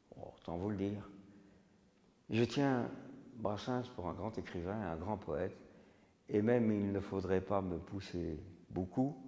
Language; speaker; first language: French; native; French